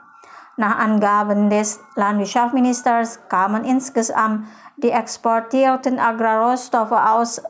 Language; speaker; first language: German; non-native, fluent; Indonesian